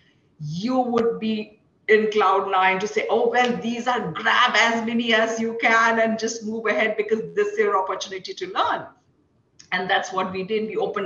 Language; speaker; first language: English; non-native, local second language; Hindi